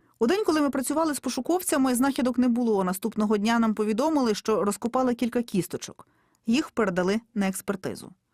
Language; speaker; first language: Ukrainian; native; Ukrainian